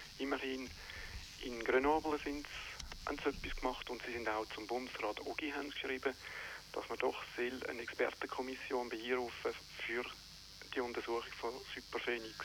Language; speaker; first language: German; non-native, local second language; French